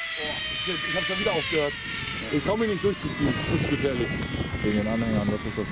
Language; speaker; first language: German; native; German